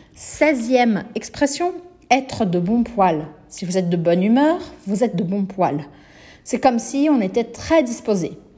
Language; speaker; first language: French; non-native, fluent; Portuguese